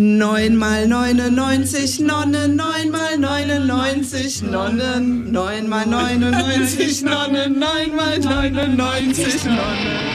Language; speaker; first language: German; native; German